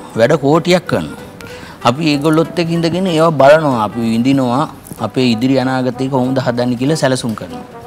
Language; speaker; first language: Sinhala; native; Sinhala